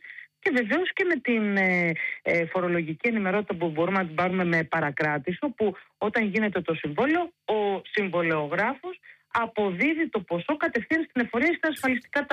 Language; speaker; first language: Greek; native; Greek